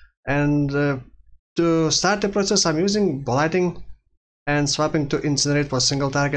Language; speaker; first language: English; non-native, fluent; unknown